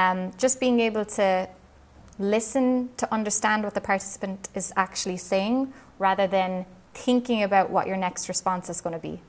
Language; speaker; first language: English; native; English